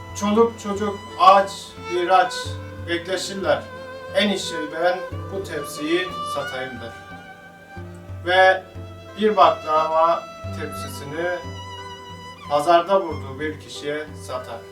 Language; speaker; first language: Turkish; native; Turkish